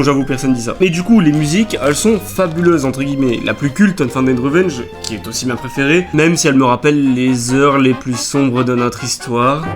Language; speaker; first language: French; native; French